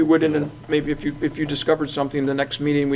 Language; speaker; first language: English; native; English